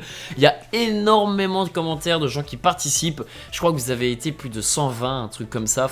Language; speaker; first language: French; native; French